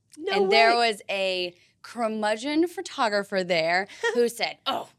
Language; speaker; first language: English; native; English